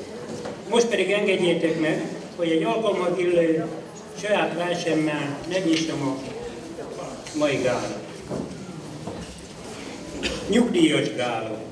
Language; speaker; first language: Hungarian; native; Hungarian